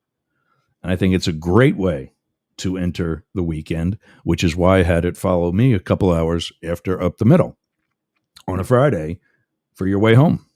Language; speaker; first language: English; native; English